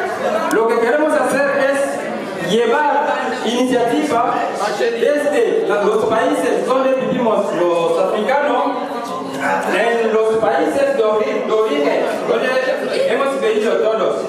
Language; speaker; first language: Spanish; non-native, learner; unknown